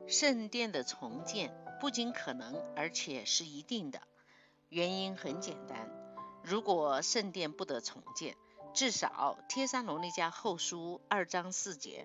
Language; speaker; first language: Chinese; native; Chinese